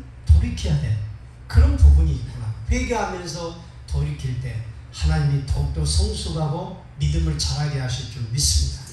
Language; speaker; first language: Korean; native; Korean